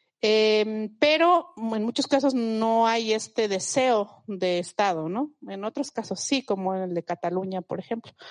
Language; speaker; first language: Spanish; non-native, local second language; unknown